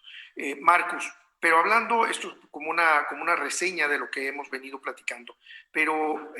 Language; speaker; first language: Spanish; native; Spanish